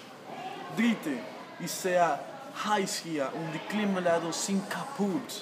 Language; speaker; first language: German; non-native, learner; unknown